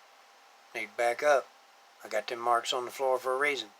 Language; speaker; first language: English; native; English